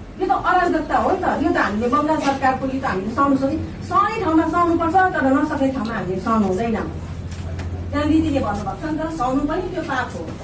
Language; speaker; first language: Nepali; native; Nepali